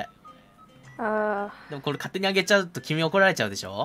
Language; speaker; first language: Japanese; native; Japanese